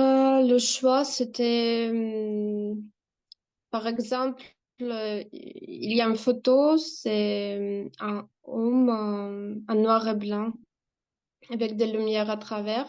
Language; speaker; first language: French; non-native, fluent; Russian